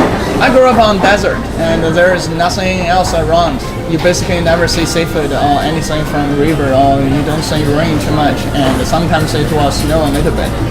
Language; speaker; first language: English; non-native, fluent; Chinese